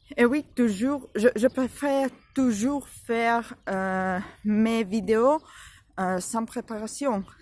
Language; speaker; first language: French; non-native, learner; Ukrainian